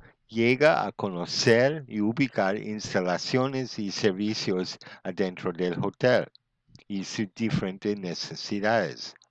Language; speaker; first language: Spanish; non-native, fluent; English